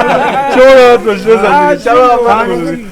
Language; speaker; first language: Persian; native; Persian